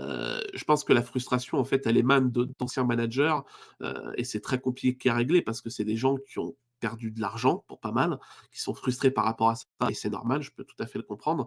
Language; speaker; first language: French; native; French